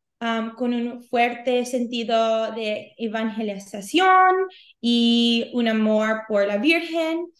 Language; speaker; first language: Spanish; early bilingual, heritage; Spanish